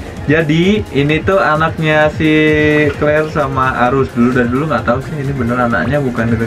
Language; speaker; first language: Indonesian; native; Indonesian